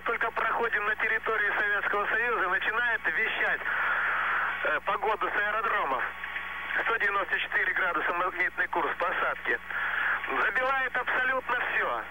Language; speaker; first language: Russian; native; Russian